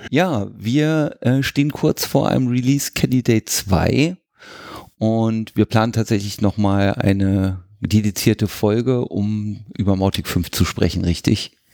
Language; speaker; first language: German; native; German